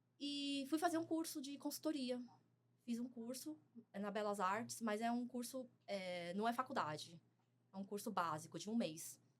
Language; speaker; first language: Portuguese; early bilingual, other home language; Chinese